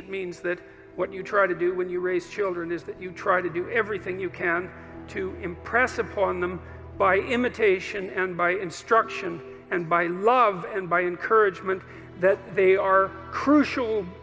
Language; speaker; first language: English; native; English